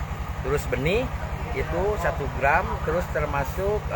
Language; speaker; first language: Indonesian; native; Indonesian